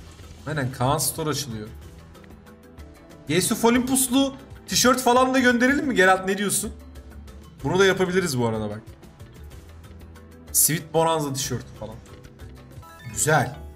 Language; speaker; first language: Turkish; native; Turkish